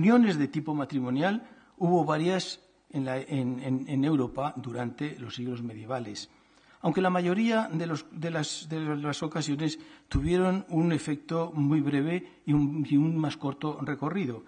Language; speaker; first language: Spanish; native; Spanish